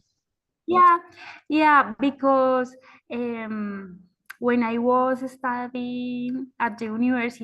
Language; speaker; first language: English; non-native, learner; Spanish